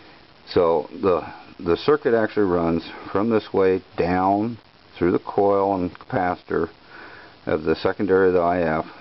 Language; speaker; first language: English; native; English